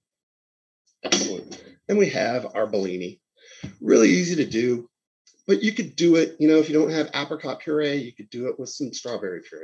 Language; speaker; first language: English; native; English